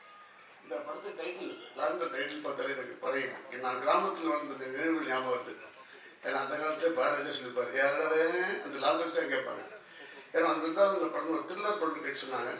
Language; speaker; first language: Tamil; native; Tamil